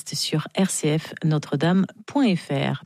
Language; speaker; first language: French; native; French